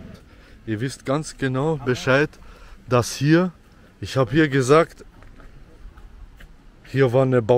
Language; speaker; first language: German; early bilingual, other home language; Albanian